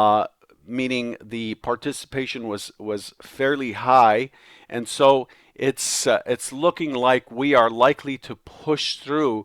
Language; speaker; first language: English; native; English